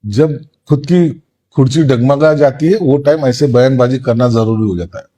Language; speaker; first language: Hindi; non-native, local second language; Marathi